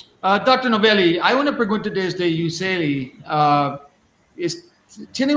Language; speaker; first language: Spanish; non-native, learner; English